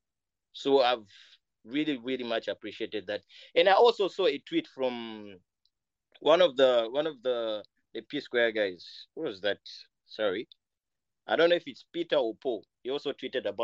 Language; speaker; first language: English; non-native, local second language; Bemba